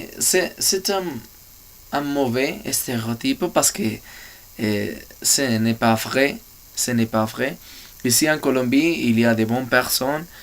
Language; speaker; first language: French; non-native, learner; Spanish